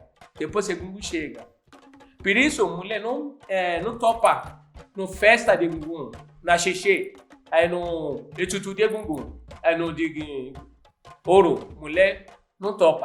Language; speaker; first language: Portuguese; non-native, learner; Yoruba